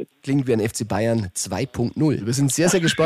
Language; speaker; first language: German; native; German